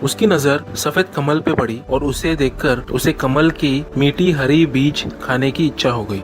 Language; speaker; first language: Hindi; non-native, local second language; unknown